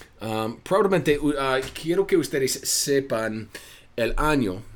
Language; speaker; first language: Spanish; non-native, fluent; English